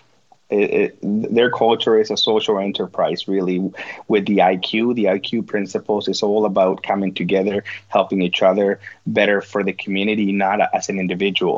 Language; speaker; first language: English; non-native, fluent; Spanish